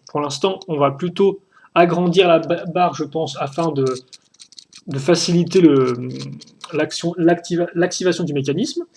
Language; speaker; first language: French; native; French